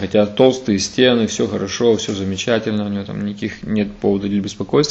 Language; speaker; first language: Russian; native; Russian